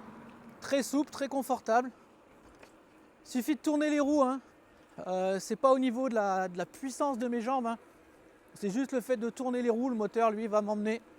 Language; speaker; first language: French; native; French